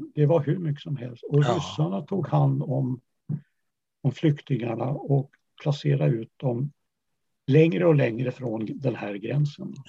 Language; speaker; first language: Swedish; early bilingual, other home language; Yiddish